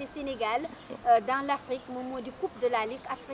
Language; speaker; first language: French; non-native, local second language; Wolof